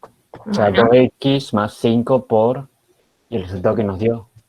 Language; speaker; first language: Spanish; native; Spanish